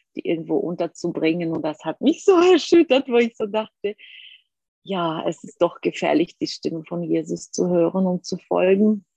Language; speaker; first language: German; non-native, fluent; Georgian